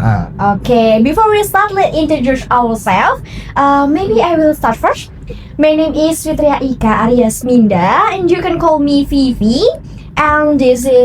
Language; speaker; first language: English; non-native, learner; Indonesian